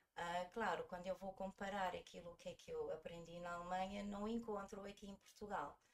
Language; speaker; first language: Portuguese; early bilingual, heritage; Portuguese